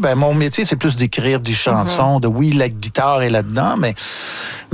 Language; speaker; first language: French; native; French